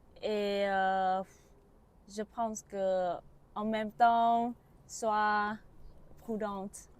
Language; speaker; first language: French; non-native, learner; Vietnamese